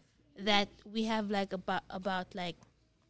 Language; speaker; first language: English; non-native, local second language; Dutch